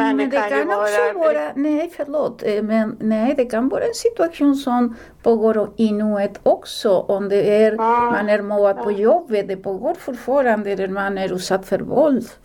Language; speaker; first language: Swedish; non-native, fluent; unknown